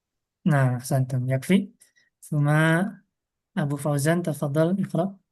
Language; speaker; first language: Arabic; non-native, fluent; Indonesian